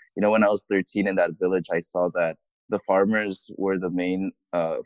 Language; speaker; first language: English; non-native, fluent; Indonesian